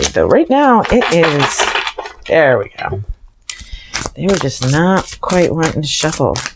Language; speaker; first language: English; native; English